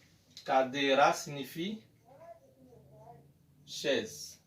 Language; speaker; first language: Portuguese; non-native, learner; Haitian Creole